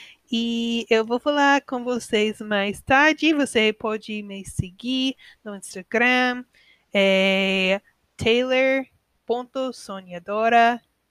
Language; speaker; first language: Portuguese; non-native, learner; English